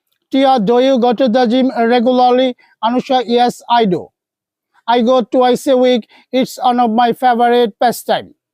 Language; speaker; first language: English; non-native, local second language; Bangla